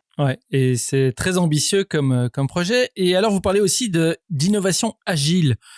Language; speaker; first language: French; native; French